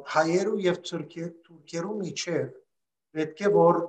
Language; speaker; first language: Armenian; early bilingual, other home language; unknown